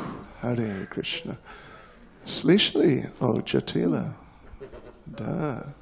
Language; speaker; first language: Russian; non-native, learner; English